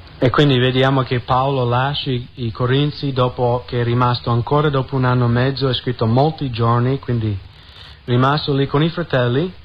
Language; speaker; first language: Italian; non-native, fluent; English